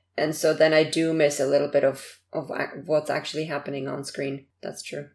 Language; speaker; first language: English; early bilingual, other home language; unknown